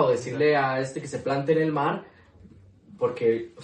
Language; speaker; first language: Spanish; native; Spanish